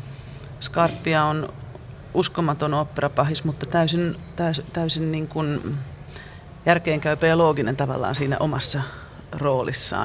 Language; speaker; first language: Finnish; native; Finnish